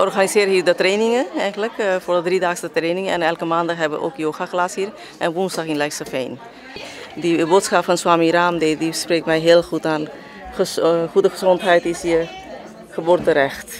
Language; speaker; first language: Dutch; early bilingual, other home language; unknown